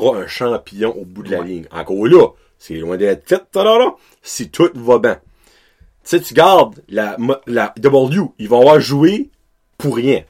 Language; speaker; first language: French; native; French